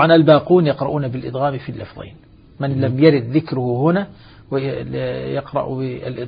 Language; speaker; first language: Arabic; native; Arabic